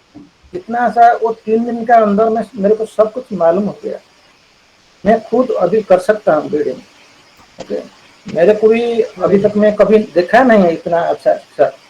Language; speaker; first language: Hindi; non-native, local second language; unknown